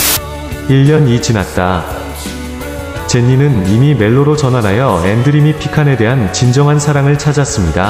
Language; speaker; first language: Korean; non-native, learner; Filipino